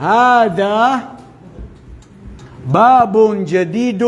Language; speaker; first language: Arabic; non-native, fluent; Filipino